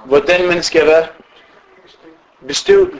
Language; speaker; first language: Danish; non-native, fluent; Arabic